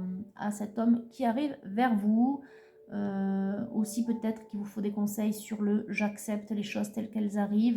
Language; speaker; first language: French; native; French